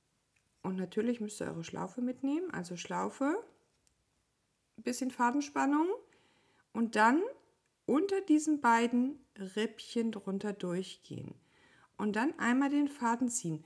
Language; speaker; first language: German; native; German